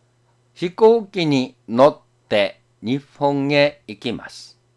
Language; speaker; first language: Japanese; non-native, fluent; Korean